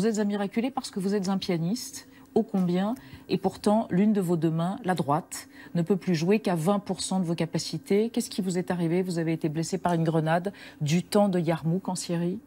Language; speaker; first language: French; native; French